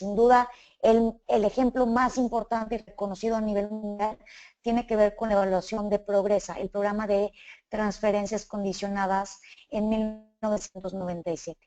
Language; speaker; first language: Spanish; native; Spanish